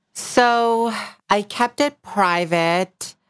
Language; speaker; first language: English; early bilingual, other home language; Bangla